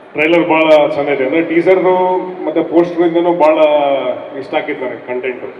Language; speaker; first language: Kannada; native; Kannada